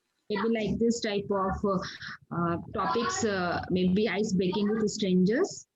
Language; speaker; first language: English; non-native, learner; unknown